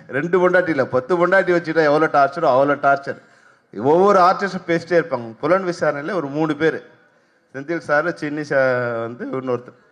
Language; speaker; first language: Tamil; native; Tamil